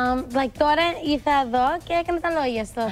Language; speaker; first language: Greek; early bilingual, heritage; English